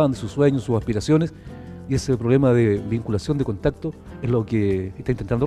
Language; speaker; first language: Spanish; native; Spanish